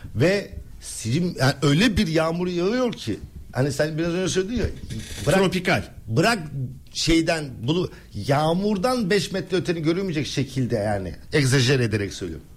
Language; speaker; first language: Turkish; native; Turkish